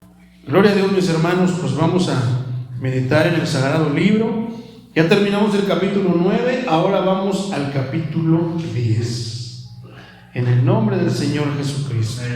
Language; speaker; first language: Spanish; native; Spanish